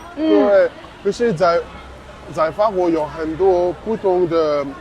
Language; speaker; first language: Chinese; non-native, learner; French